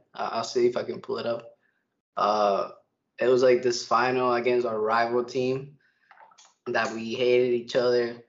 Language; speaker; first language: English; early bilingual, other home language; Spanish